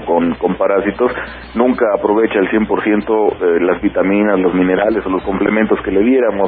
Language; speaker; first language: Spanish; native; Spanish